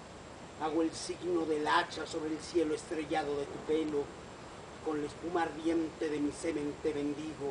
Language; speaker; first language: Spanish; native; Spanish